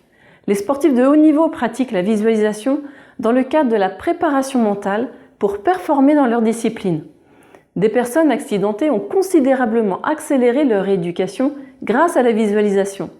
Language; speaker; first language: French; native; French